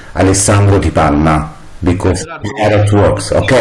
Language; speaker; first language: English; non-native, learner; Italian